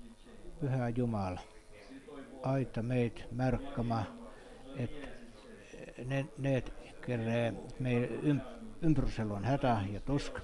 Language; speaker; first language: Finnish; non-native, learner; Estonian